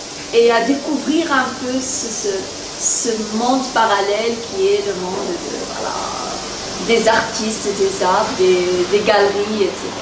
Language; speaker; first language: French; non-native, local second language; Arabic